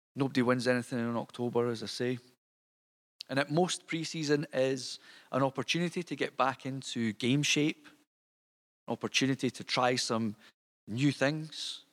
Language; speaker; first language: English; native; English